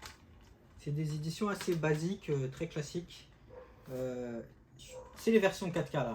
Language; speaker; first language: French; native; French